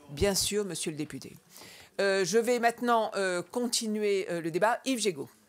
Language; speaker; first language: French; native; French